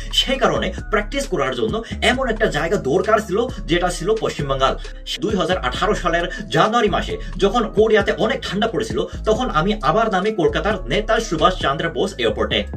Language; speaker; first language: Bangla; non-native, fluent; Korean